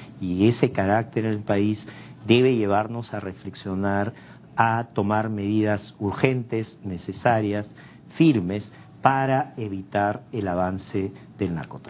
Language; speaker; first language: Spanish; native; Spanish